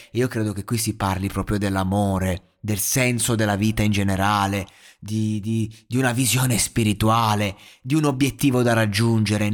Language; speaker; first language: Italian; native; Italian